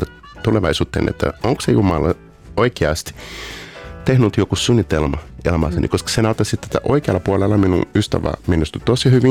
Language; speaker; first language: Finnish; non-native, fluent; Portuguese